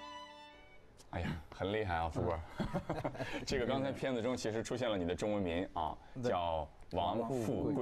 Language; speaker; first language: Chinese; native; Chinese